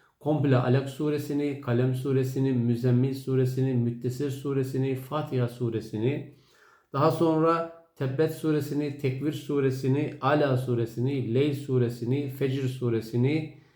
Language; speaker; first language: Turkish; native; Turkish